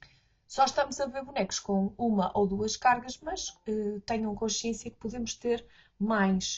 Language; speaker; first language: Portuguese; native; Portuguese